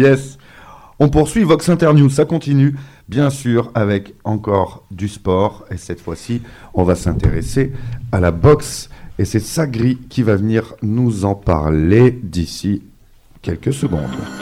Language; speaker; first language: French; native; French